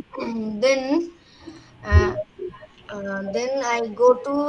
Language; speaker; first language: English; non-native, learner; Bangla